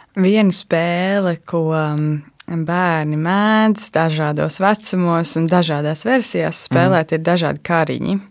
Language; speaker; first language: Latvian; native; Latvian